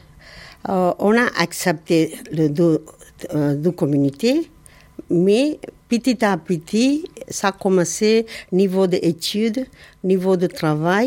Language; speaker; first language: French; non-native, learner; Tamil